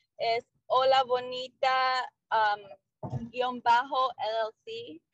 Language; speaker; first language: Spanish; early bilingual, heritage; Spanish